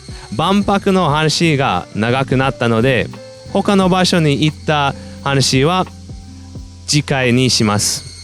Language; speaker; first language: Japanese; non-native, fluent; English